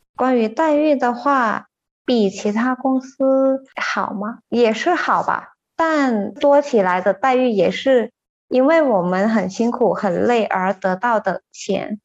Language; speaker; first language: Chinese; non-native, fluent; Thai